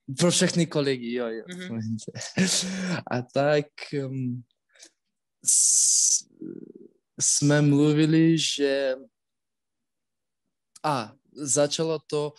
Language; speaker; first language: Czech; non-native, learner; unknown